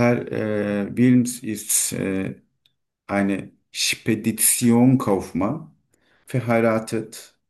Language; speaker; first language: German; non-native, learner; Turkish